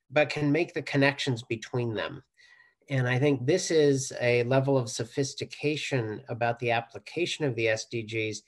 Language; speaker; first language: English; native; English